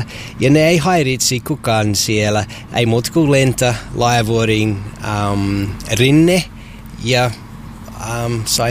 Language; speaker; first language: Finnish; non-native, learner; English